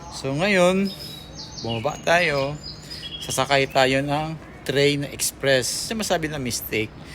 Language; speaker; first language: Filipino; non-native, local second language; Cebuano